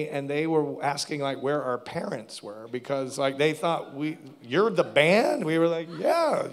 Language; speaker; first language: English; native; English